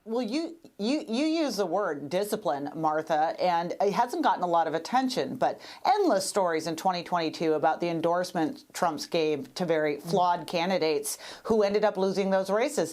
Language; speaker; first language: English; native; English